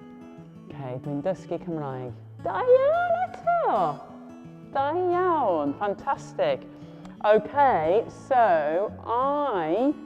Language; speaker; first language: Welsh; non-native, local second language; English